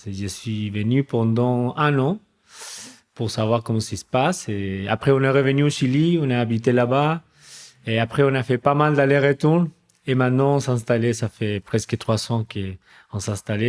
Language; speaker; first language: French; non-native, fluent; Spanish